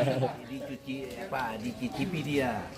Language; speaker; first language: Indonesian; non-native, local second language; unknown